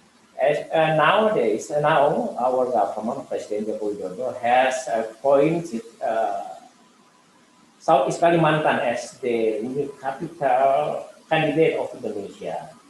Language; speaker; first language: English; non-native, learner; Indonesian